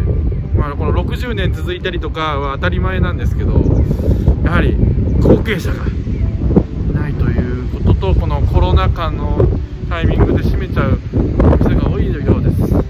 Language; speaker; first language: Japanese; native; Japanese